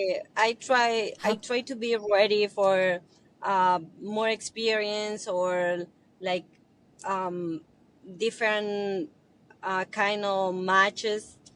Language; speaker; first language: English; non-native, learner; Spanish